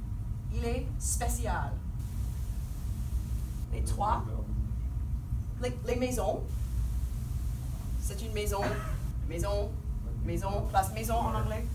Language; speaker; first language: French; non-native, fluent; English